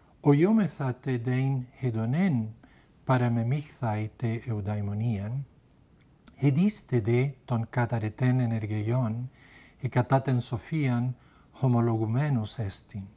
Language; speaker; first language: Greek; non-native, fluent; Spanish